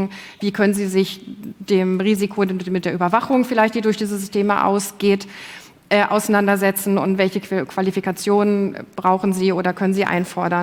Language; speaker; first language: German; native; German